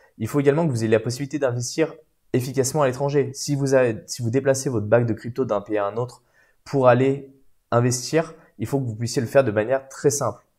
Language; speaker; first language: French; native; French